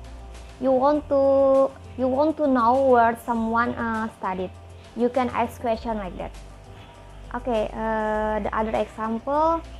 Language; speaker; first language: English; non-native, learner; Indonesian